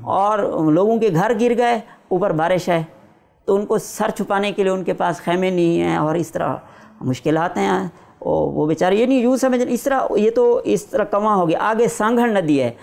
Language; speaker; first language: Urdu; non-native, local second language; Saraiki